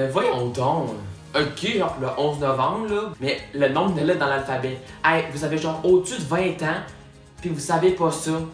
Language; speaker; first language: French; native; French